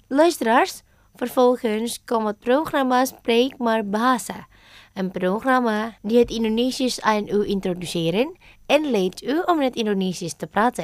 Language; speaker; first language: Dutch; non-native, learner; Indonesian